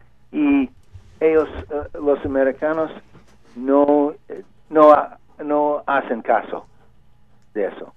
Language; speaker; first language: Spanish; non-native, learner; English